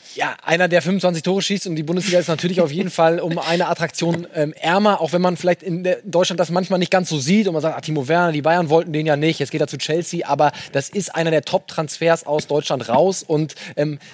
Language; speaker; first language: German; native; German